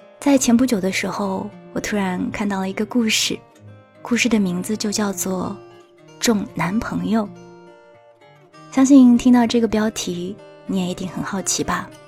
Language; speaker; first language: Chinese; native; Chinese